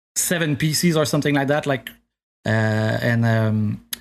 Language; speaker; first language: English; non-native, fluent; French